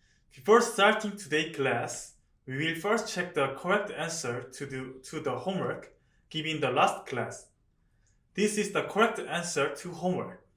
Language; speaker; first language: English; non-native, fluent; Korean